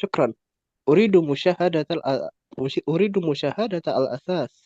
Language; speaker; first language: Arabic; non-native, learner; Indonesian